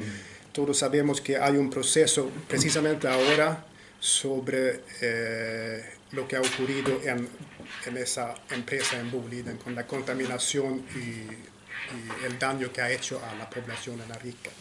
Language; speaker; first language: Spanish; non-native, fluent; Swedish